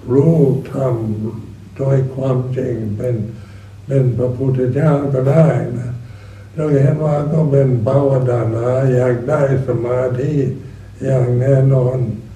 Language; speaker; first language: Thai; non-native, fluent; English